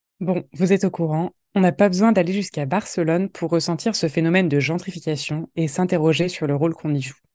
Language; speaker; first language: French; native; French